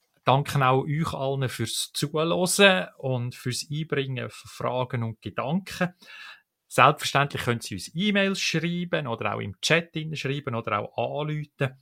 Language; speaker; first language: German; native; German